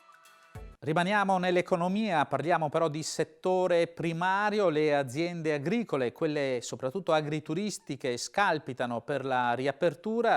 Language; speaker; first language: Italian; native; Italian